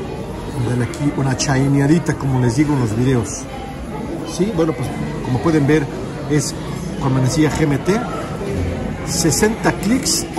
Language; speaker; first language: Spanish; native; Spanish